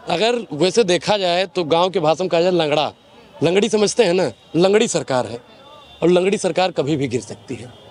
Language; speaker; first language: Hindi; native; Hindi